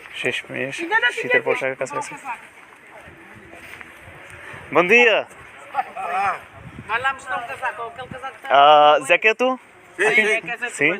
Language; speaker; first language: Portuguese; non-native, learner; Bangla